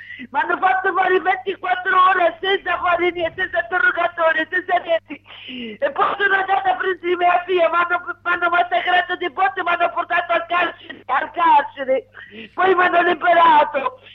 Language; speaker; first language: Italian; non-native, learner; Arabic